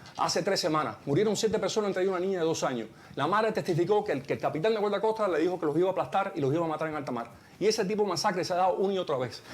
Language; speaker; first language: Spanish; early bilingual, heritage; Spanish